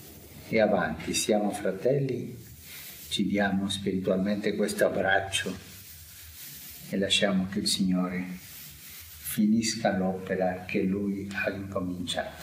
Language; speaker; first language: Italian; early bilingual, heritage; Spanish